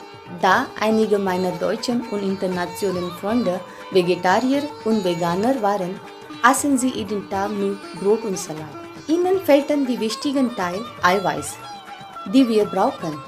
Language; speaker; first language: German; non-native, fluent; Marathi